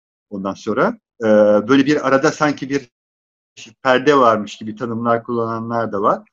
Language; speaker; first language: Turkish; non-native, local second language; Arabic